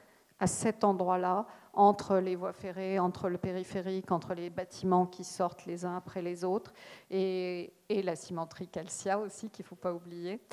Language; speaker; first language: French; native; French